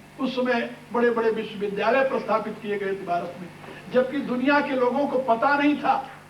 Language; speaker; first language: Hindi; native; Hindi